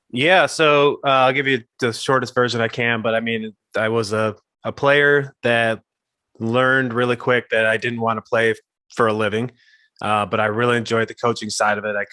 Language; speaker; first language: English; native; English